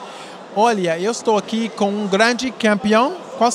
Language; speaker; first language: Portuguese; non-native, learner; English